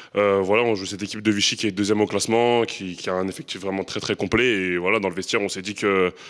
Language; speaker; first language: French; native; French